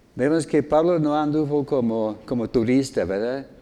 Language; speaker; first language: Spanish; non-native, fluent; English